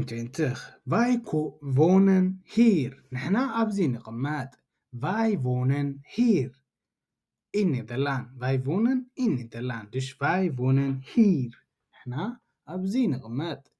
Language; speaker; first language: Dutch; non-native, learner; Tigrinya